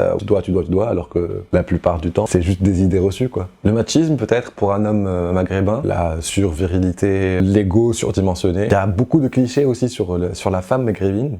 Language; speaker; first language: French; non-native, local second language; Arabic